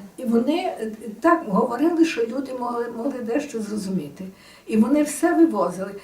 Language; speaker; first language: Ukrainian; native; Ukrainian